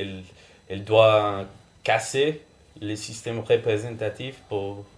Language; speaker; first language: French; non-native, fluent; Spanish